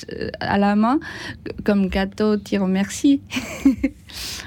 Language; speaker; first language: French; non-native, learner; Chinese